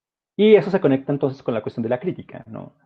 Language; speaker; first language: Spanish; native; Spanish